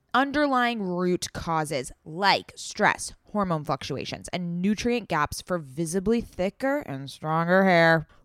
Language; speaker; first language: English; native; English